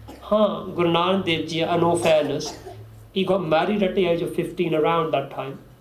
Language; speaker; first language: English; early bilingual, other home language; Punjabi